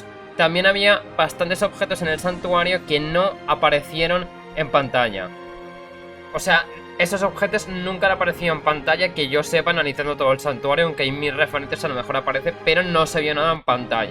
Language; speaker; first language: Spanish; native; Spanish